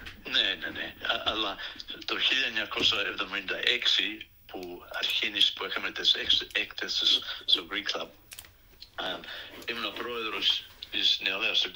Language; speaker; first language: Greek; early bilingual, heritage; Greek